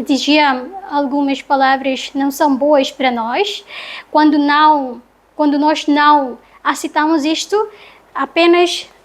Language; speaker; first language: Portuguese; non-native, learner; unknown